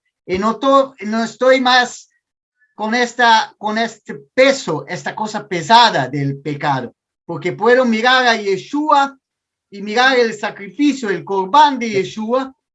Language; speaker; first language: Spanish; non-native, fluent; Portuguese